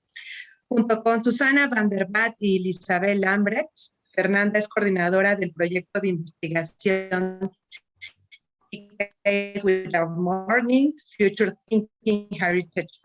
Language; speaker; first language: Spanish; native; Spanish